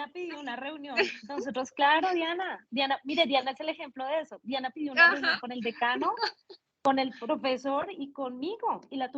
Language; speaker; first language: Spanish; native; Spanish